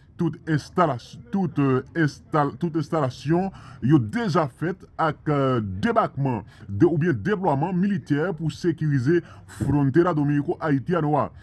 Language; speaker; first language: Haitian Creole; non-native, fluent; Spanish